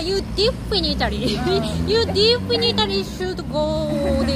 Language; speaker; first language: English; non-native, learner; Japanese